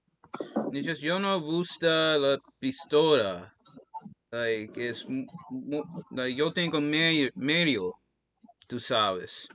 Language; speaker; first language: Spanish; non-native, learner; English